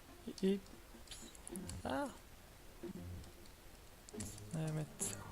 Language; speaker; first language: French; native; French